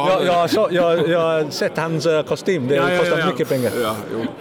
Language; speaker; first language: Swedish; non-native, learner; English